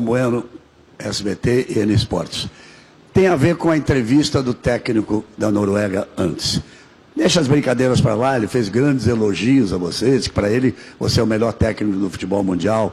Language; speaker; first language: Portuguese; native; Portuguese